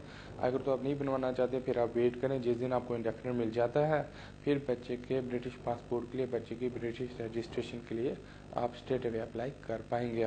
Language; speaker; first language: Urdu; native; Urdu